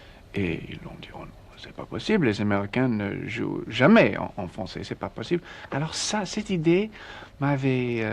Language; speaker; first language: French; non-native, learner; English